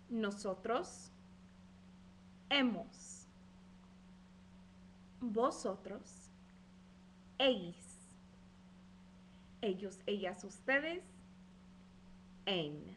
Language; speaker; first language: Spanish; non-native, fluent; English